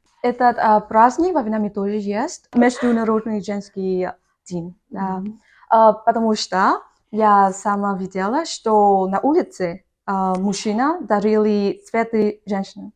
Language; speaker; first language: Russian; non-native, learner; Vietnamese